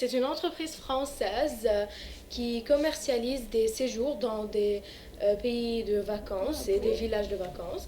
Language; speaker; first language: French; non-native, local second language; Arabic